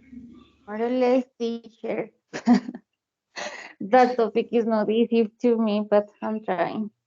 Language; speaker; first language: English; non-native, learner; Spanish